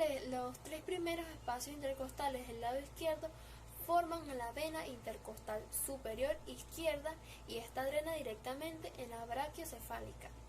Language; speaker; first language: Spanish; native; Spanish